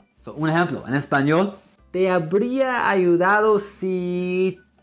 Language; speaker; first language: Spanish; non-native, fluent; English